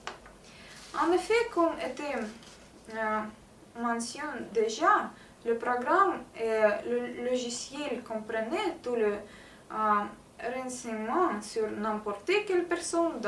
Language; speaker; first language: French; non-native, learner; Russian